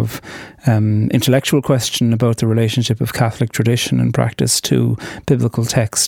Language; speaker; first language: English; non-native, local second language; Irish